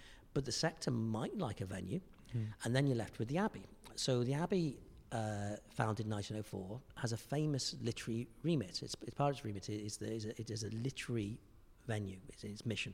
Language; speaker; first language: English; native; English